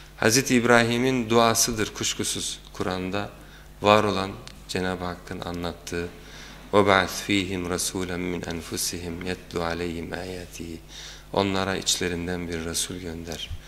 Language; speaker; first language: Turkish; native; Turkish